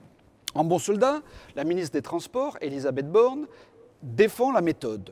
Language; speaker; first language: French; native; French